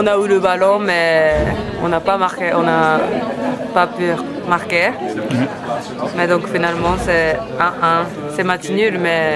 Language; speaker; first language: French; non-native, learner; Japanese